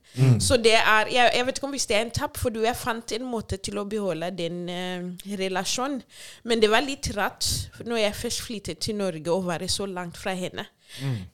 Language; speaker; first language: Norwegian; non-native, fluent; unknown